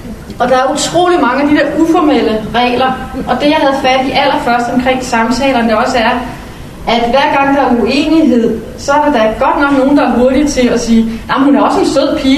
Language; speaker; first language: Danish; native; Danish